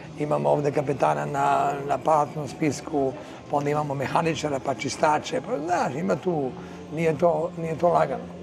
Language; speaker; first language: Serbian; native; Serbian